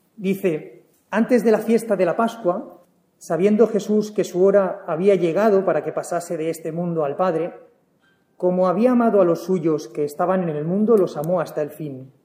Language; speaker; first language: Spanish; native; Spanish